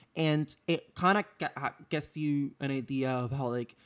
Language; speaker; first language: English; non-native, fluent; Spanish